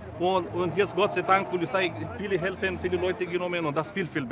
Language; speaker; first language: German; non-native, learner; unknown